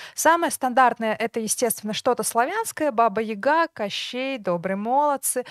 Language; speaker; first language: Russian; native; Russian